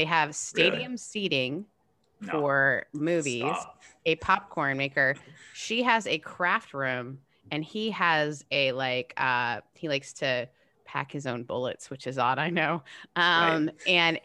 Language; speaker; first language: English; native; English